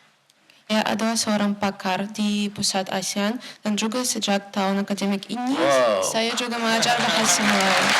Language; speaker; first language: Indonesian; non-native, fluent; Russian